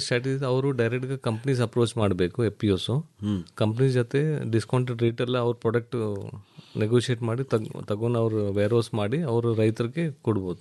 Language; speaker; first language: Kannada; non-native, learner; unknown